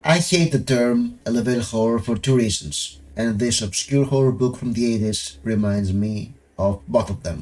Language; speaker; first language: English; non-native, fluent; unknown